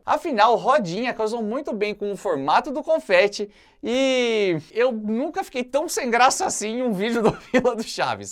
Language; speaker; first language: Portuguese; native; Portuguese